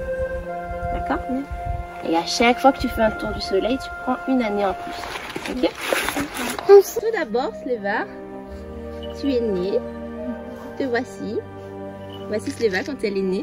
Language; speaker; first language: French; native; French